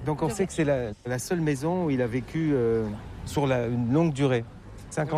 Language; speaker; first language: French; native; French